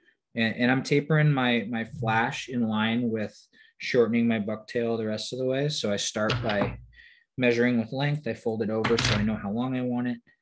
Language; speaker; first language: English; native; English